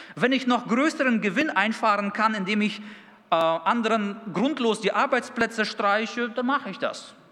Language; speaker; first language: German; early bilingual, other home language; Russian